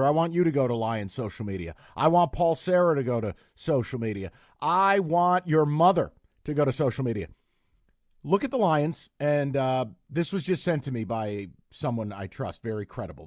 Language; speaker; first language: English; native; English